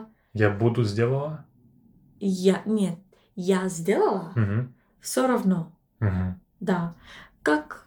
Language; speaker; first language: Russian; non-native, learner; English